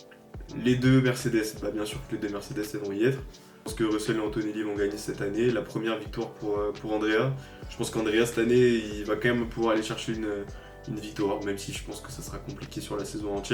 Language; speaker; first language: French; native; French